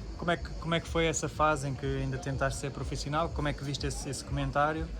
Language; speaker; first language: Portuguese; native; Portuguese